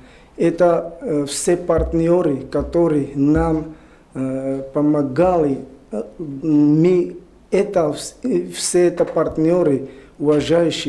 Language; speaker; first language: Russian; non-native, learner; Georgian